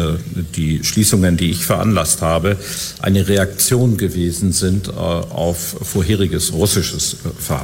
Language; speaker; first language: German; native; German